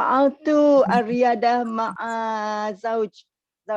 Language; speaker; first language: Arabic; non-native, learner; Malay